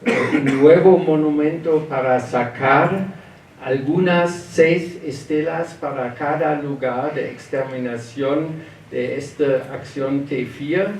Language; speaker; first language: Spanish; non-native, learner; German